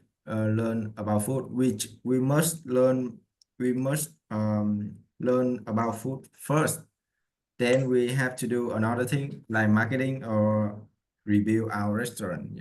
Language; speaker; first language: English; non-native, learner; Vietnamese